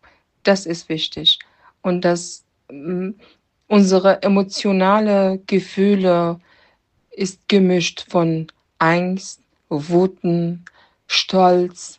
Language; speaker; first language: German; non-native, fluent; Persian